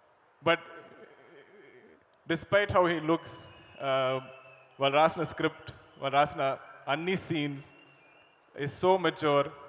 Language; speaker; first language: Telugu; non-native, learner; Malayalam